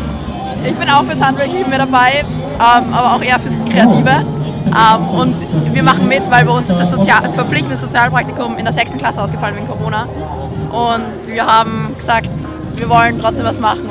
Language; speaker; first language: German; native; German